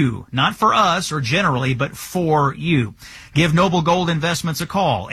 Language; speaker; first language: English; native; English